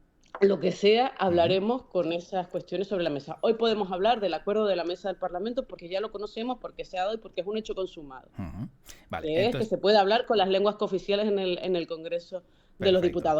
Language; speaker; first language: Spanish; native; Spanish